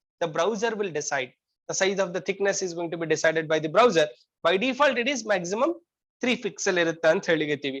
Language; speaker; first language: English; non-native, local second language; Kannada